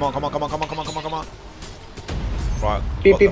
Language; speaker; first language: English; native; English